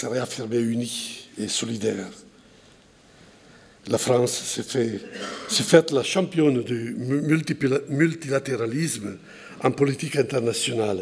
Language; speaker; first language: French; non-native, fluent; Italian